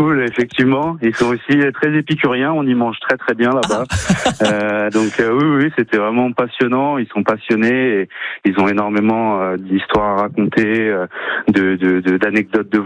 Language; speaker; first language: French; native; French